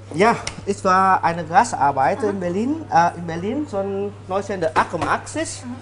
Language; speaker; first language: German; non-native, learner; Vietnamese